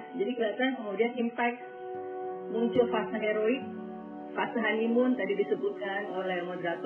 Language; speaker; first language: Indonesian; native; Indonesian